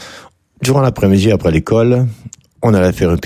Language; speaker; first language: French; native; French